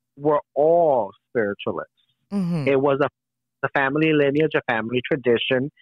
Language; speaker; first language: English; native; English